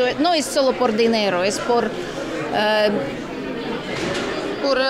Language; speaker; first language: Spanish; non-native, learner; Russian